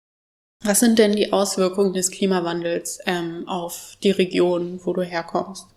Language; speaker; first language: German; native; German